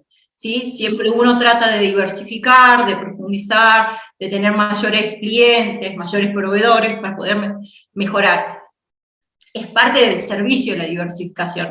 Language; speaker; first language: Spanish; native; Spanish